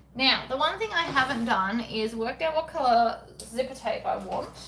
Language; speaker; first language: English; native; English